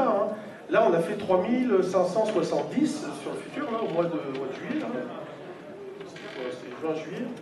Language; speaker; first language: French; native; French